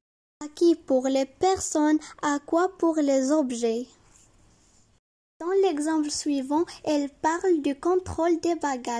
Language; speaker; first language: French; non-native, local second language; Arabic